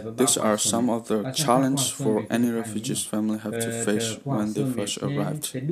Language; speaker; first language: English; non-native, fluent; Burmese